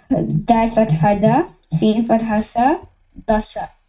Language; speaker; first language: Arabic; non-native, learner; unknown